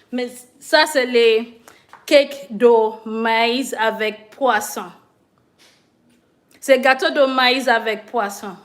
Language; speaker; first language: French; non-native, learner; English